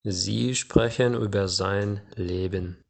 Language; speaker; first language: German; non-native, fluent; Ukrainian